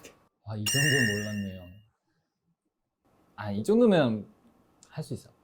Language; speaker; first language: Korean; non-native, fluent; Chinese